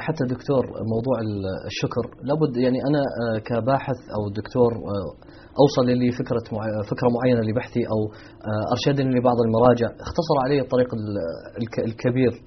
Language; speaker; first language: Arabic; native; Arabic